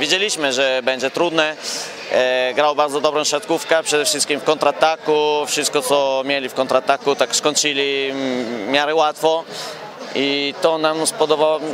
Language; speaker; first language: Polish; non-native, fluent; Italian